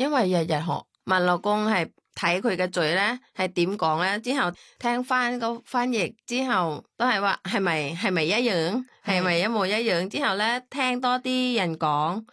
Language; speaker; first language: Cantonese; non-native, learner; Thai